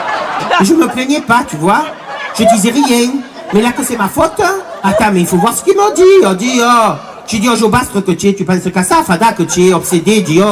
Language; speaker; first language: French; native; French